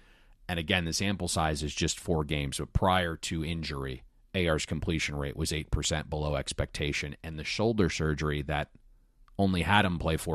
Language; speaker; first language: English; native; English